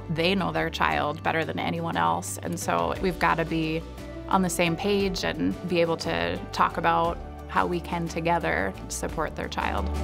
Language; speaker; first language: English; native; English